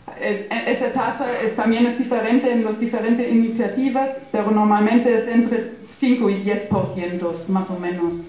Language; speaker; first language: Spanish; non-native, fluent; German